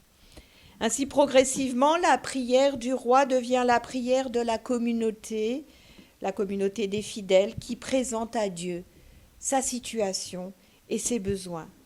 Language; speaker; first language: French; native; French